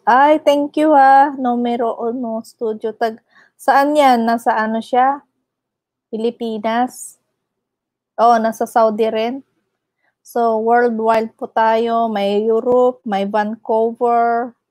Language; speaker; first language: Filipino; non-native, local second language; Iloko